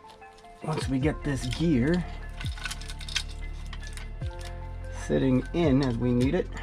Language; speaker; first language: English; native; English